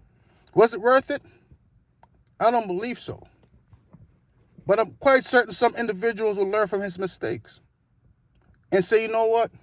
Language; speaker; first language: English; native; English